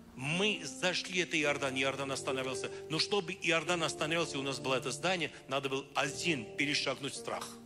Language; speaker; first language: Russian; non-native, local second language; Armenian